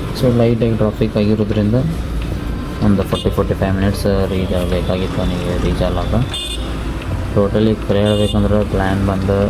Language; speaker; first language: Kannada; native; Kannada